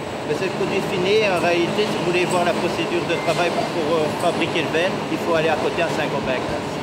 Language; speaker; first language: French; native; French